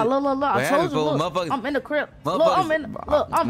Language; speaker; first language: English; native; English